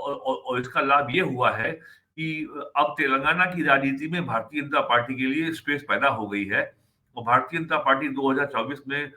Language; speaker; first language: Hindi; native; Hindi